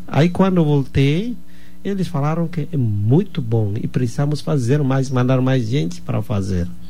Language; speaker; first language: Portuguese; non-native, fluent; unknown